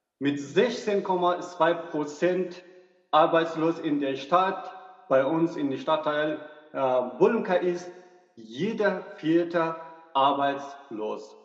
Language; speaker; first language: German; non-native, fluent; Persian